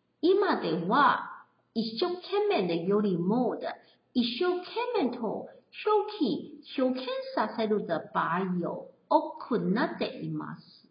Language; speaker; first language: Japanese; non-native, learner; Chinese